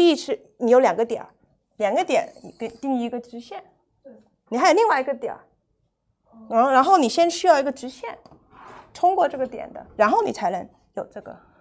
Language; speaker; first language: Chinese; non-native, fluent; English